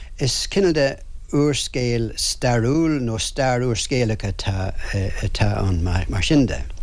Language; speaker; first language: Irish; non-native, local second language; English